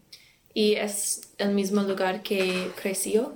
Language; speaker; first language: Spanish; non-native, learner; English